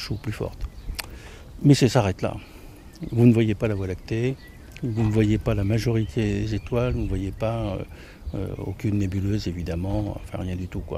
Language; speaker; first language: French; native; French